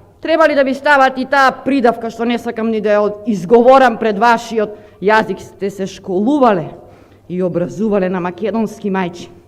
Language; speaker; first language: Macedonian; native; Macedonian